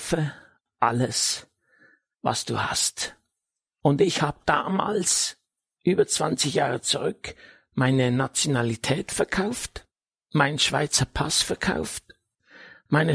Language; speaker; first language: German; native; German